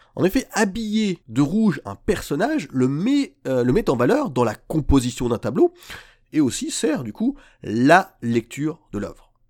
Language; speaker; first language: French; native; French